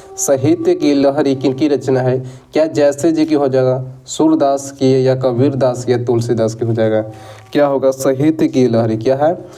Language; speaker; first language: Hindi; native; Hindi